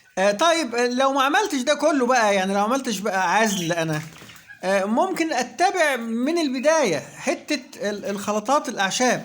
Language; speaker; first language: Arabic; native; Arabic